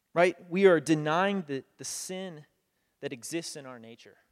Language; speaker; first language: English; native; English